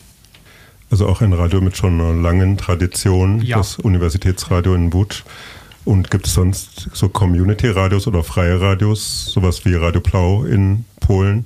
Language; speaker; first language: German; native; German